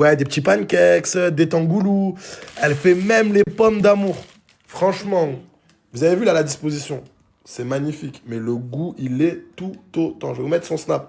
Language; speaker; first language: French; native; French